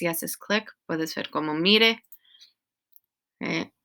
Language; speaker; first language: Spanish; non-native, learner; English